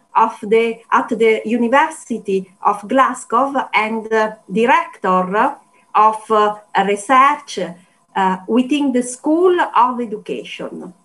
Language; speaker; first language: English; non-native, learner; Italian